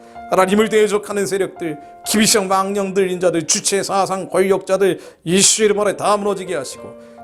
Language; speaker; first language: Korean; native; Korean